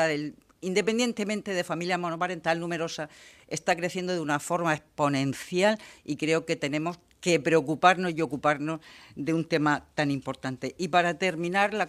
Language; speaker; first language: Spanish; native; Spanish